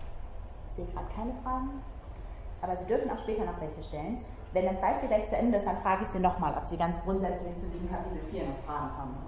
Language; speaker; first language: German; native; German